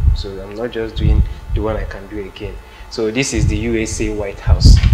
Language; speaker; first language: English; non-native, local second language; Igbo